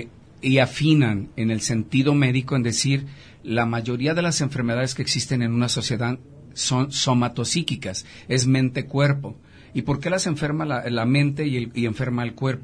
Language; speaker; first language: Spanish; native; Spanish